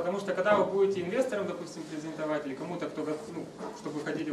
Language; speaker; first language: Russian; native; Russian